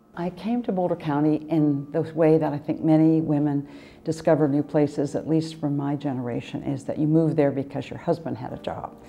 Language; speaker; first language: English; native; English